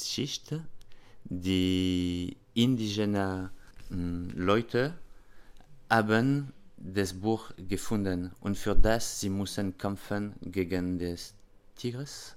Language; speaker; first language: German; non-native, learner; French